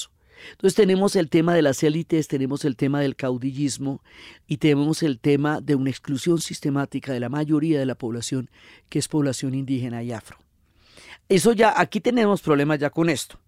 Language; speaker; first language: Spanish; native; Spanish